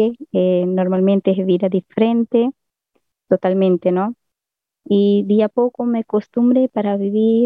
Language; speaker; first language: Spanish; non-native, learner; Hindi